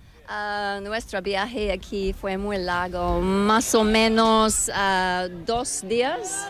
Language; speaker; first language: Spanish; non-native, learner; English